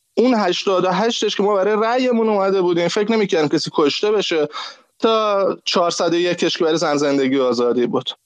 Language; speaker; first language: Persian; native; Persian